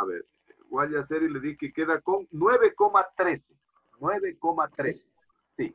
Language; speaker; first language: Spanish; native; Spanish